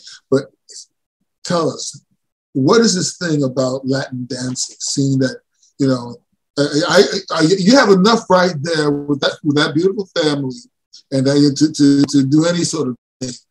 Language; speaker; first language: English; early bilingual, other home language; Spanish